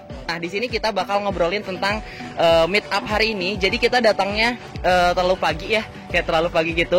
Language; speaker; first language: Indonesian; native; Indonesian